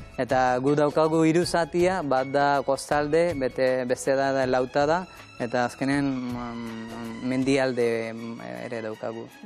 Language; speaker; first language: Basque; non-native, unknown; Malayalam